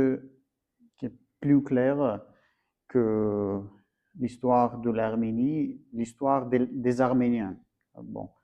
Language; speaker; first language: French; non-native, fluent; Armenian